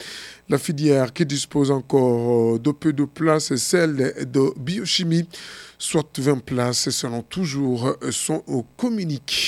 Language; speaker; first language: French; non-native, local second language; Rundi